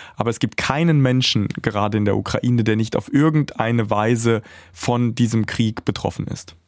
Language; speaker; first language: German; early bilingual, other home language; Russian